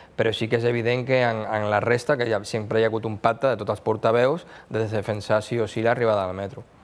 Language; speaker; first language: Catalan; non-native, local second language; Spanish